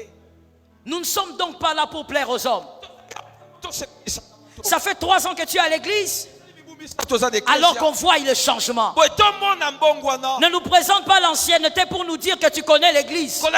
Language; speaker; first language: French; non-native, local second language; Lingala